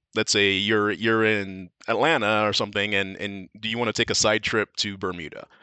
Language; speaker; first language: English; native; English